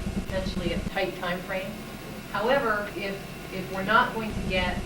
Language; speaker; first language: English; native; English